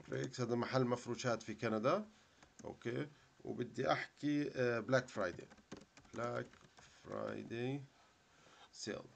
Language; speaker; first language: Arabic; native; Arabic